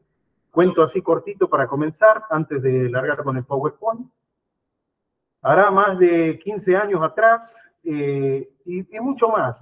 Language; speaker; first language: Spanish; native; Spanish